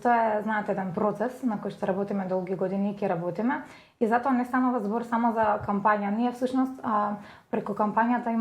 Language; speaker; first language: Macedonian; native; Macedonian